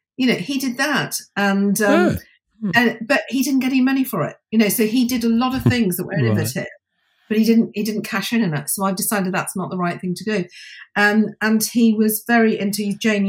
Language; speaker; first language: English; native; English